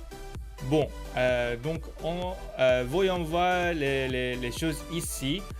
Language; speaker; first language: French; non-native, learner; Korean